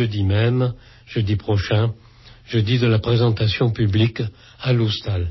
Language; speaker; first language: French; native; French